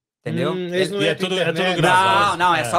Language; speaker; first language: Portuguese; native; Portuguese